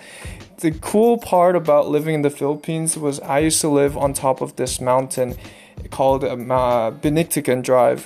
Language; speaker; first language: English; non-native, local second language; Korean